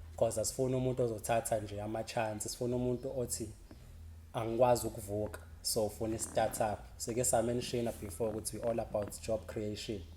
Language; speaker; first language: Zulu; native; Zulu